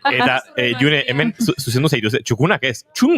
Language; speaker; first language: Basque; native; Basque